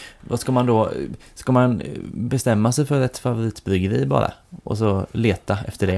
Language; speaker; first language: Swedish; native; Swedish